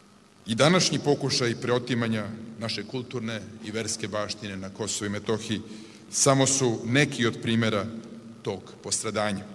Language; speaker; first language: Serbian; native; Serbian